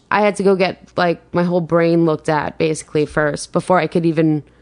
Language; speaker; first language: English; native; English